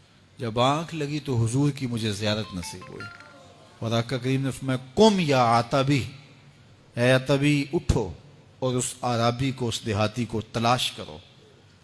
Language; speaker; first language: Urdu; native; Urdu